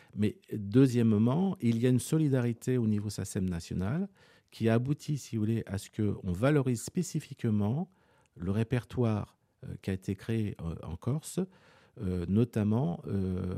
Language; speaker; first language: French; native; French